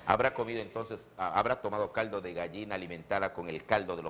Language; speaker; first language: Spanish; native; Spanish